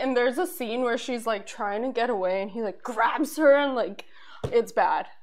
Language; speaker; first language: English; native; English